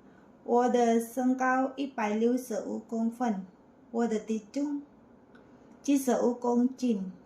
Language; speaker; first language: Chinese; non-native, learner; Indonesian